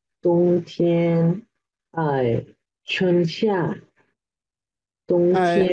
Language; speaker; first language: Chinese; non-native, learner; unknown